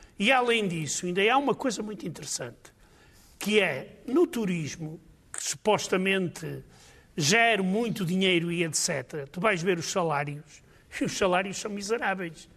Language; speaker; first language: Portuguese; native; Portuguese